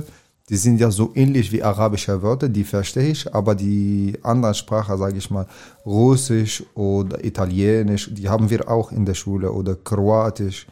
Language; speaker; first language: German; non-native, fluent; Arabic